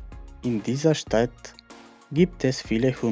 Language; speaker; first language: German; non-native, fluent; Macedonian